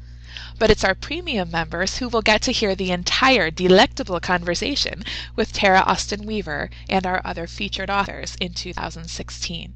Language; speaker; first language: English; native; English